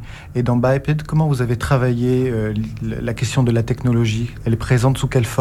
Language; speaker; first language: French; native; French